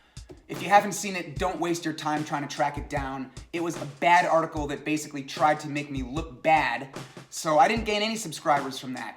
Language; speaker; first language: English; native; English